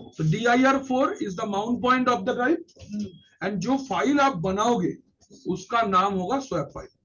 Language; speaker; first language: Hindi; non-native, local second language; Bangla